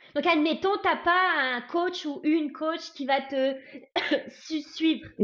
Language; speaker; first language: French; native; French